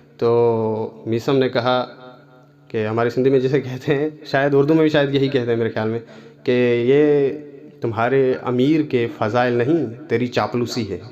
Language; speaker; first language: Urdu; non-native, local second language; Sindhi